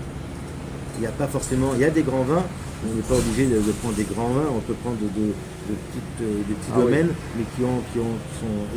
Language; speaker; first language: French; native; French